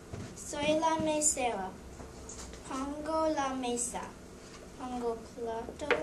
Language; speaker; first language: Spanish; non-native, learner; English